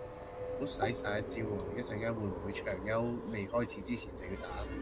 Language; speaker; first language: Chinese; native; Chinese